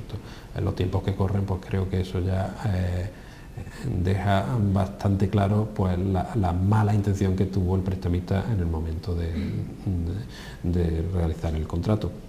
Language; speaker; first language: Spanish; native; Spanish